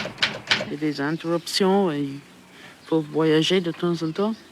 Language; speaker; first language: French; non-native, fluent; English